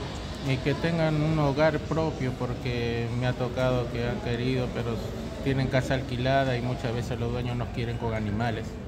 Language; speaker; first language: Spanish; non-native, local second language; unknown